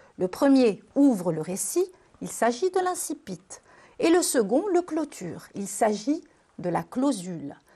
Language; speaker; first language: French; non-native, local second language; Arabic